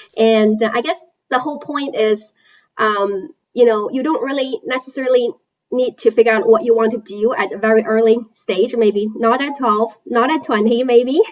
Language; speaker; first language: English; non-native, fluent; Chinese